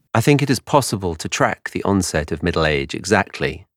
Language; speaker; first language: English; native; English